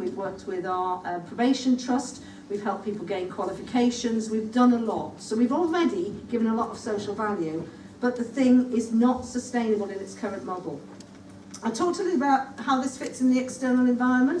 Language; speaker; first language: English; native; English